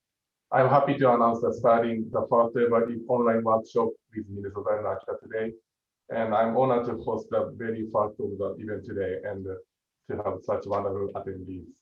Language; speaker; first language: English; non-native, fluent; Japanese